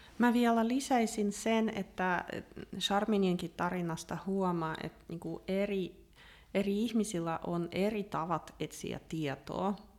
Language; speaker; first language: Finnish; non-native, fluent; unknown